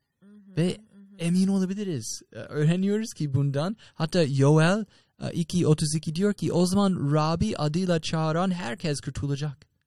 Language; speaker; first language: Turkish; non-native, fluent; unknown